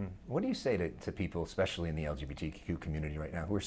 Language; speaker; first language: English; native; English